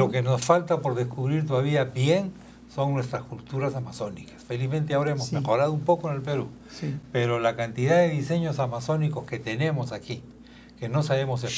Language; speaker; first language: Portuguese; non-native, learner; Spanish